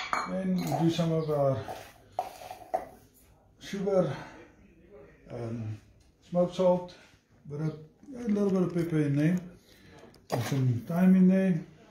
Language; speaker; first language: English; non-native, local second language; Afrikaans